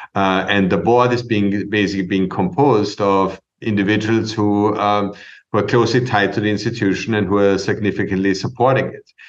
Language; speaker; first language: English; non-native, fluent; German